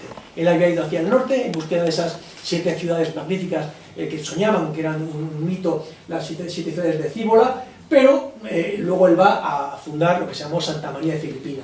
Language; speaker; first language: Spanish; native; Spanish